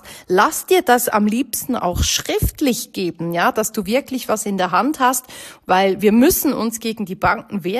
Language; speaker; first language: German; native; German